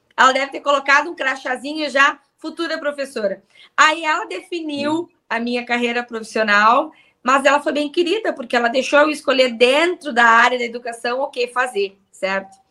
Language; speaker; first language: Portuguese; native; Portuguese